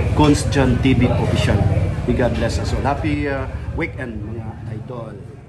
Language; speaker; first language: Filipino; non-native, local second language; Cebuano